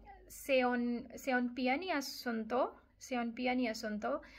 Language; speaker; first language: Finnish; non-native, learner; Urdu